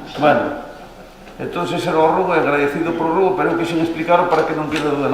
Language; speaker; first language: Spanish; non-native, local second language; Galician